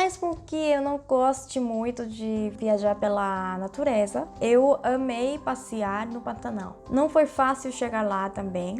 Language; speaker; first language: Portuguese; non-native, fluent; Korean